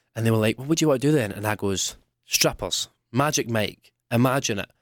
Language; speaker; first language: English; native; English